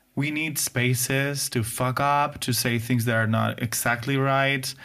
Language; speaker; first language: English; non-native, fluent; Spanish